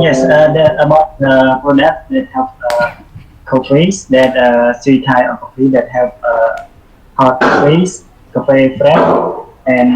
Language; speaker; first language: English; non-native, learner; Khmer